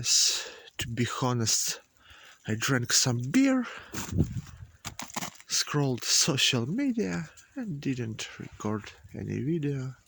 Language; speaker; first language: English; non-native, learner; Ukrainian